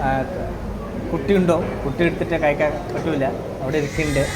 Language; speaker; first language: Malayalam; non-native, learner; Bangla